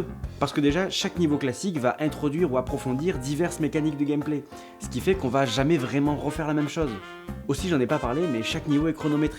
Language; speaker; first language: French; native; French